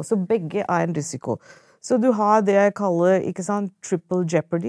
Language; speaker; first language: Norwegian; non-native, fluent; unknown